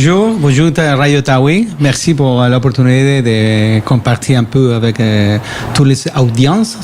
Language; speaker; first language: French; non-native, fluent; Spanish